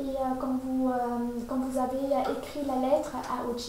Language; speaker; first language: French; non-native, fluent; Vietnamese